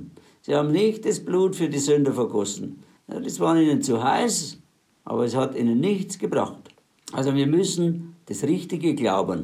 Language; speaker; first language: German; native; German